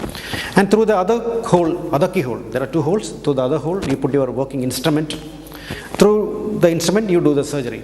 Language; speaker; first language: English; non-native, local second language; Malayalam